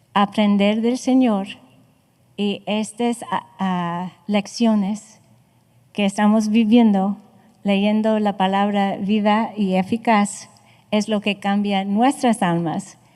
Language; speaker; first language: Spanish; non-native, fluent; English